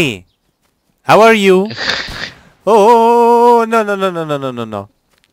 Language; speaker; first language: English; non-native, learner; Italian